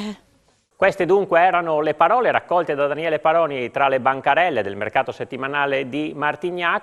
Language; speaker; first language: Italian; native; Italian